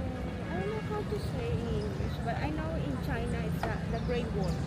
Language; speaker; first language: English; non-native, fluent; Spanish